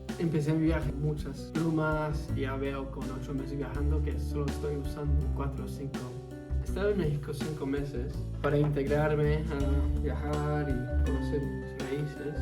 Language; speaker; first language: Spanish; early bilingual, heritage; Spanish